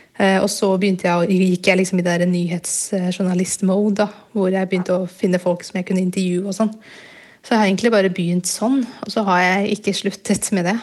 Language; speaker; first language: Norwegian; early bilingual, other home language; Burmese